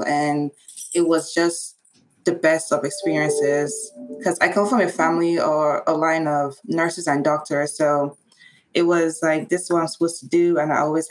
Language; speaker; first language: English; non-native, local second language; Igbo